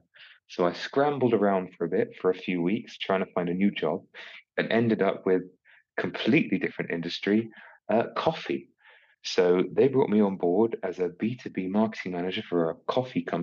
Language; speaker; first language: English; native; English